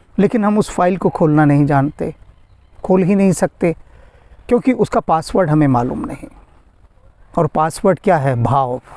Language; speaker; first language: Hindi; native; Hindi